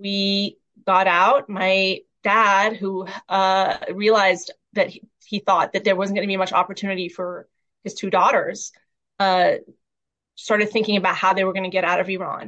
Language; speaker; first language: English; early bilingual, other home language; Persian